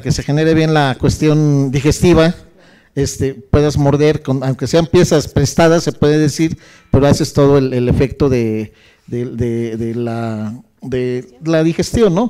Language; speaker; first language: Spanish; native; Spanish